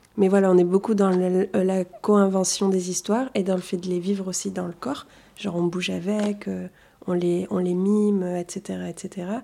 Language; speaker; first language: French; early bilingual, other home language; Arabic